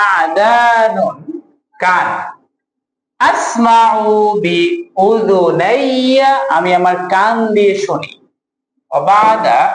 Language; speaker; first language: Bangla; native; Bangla